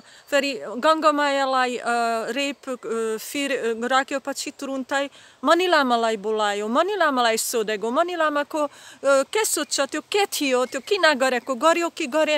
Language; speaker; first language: Nepali; non-native, learner; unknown